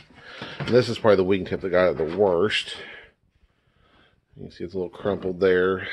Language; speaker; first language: English; native; English